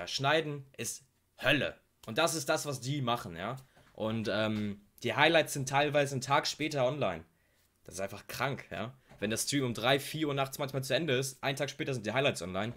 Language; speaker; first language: German; native; German